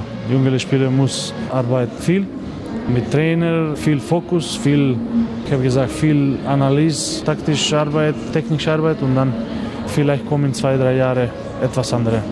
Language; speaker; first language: German; non-native, learner; Macedonian